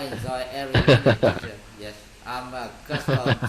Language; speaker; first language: English; non-native, learner; Vietnamese